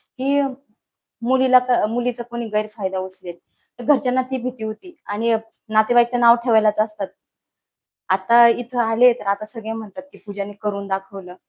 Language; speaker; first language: Marathi; native; Marathi